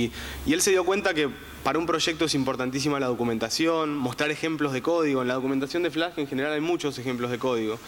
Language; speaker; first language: Spanish; native; Spanish